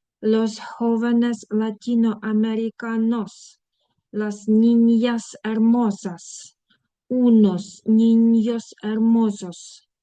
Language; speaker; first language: Spanish; non-native, fluent; Ukrainian